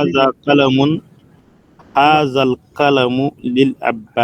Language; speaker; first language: Arabic; non-native, learner; French